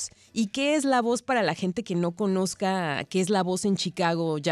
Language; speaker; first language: Spanish; native; Spanish